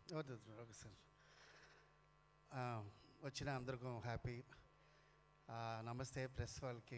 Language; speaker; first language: Telugu; non-native, learner; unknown